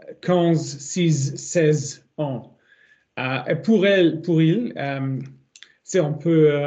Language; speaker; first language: French; non-native, learner; German